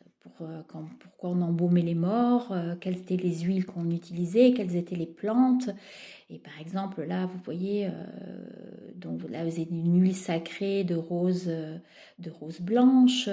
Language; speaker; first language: French; native; French